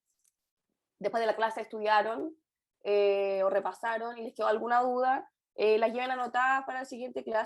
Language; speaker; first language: Spanish; native; Spanish